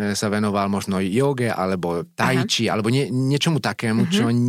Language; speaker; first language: Slovak; non-native, local second language; Hungarian